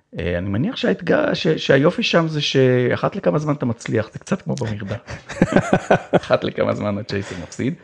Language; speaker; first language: Hebrew; native; Hebrew